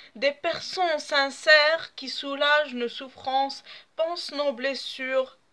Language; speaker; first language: French; non-native, local second language; Arabic